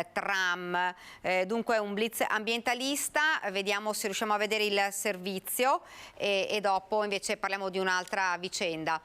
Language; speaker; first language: Italian; native; Italian